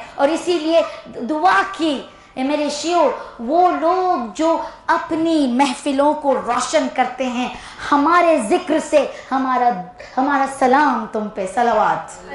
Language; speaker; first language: Urdu; early bilingual, heritage; Urdu